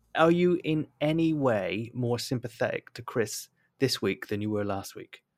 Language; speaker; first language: English; native; English